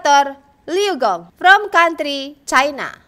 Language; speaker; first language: English; non-native, learner; Indonesian